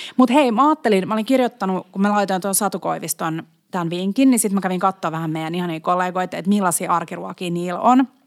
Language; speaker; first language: Finnish; non-native, local second language; Swedish